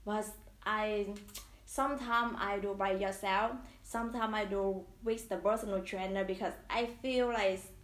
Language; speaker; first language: English; non-native, learner; Vietnamese